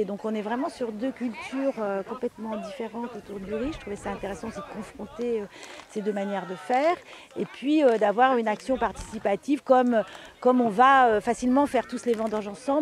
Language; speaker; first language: French; native; French